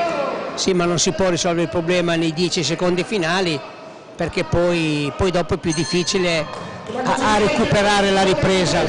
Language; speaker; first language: Italian; native; Italian